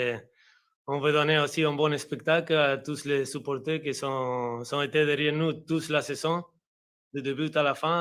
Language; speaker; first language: French; non-native, fluent; Spanish